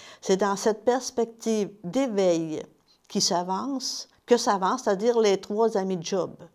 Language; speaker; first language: French; native; French